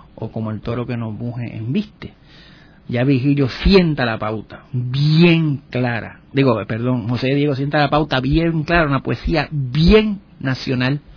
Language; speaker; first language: Spanish; native; Spanish